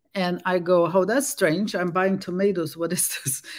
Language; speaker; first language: English; non-native, fluent; Portuguese